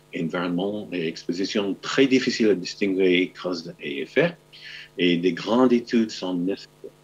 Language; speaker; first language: French; non-native, learner; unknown